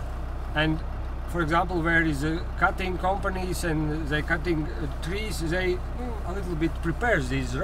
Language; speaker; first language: English; non-native, learner; Latvian